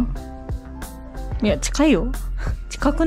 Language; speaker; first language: Japanese; native; Japanese